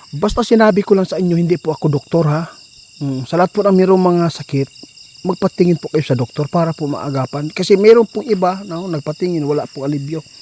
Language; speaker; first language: Filipino; non-native, local second language; Cebuano